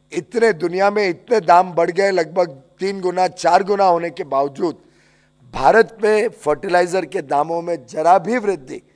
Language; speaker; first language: Hindi; native; Hindi